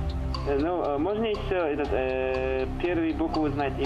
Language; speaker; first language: Russian; non-native, local second language; Kazakh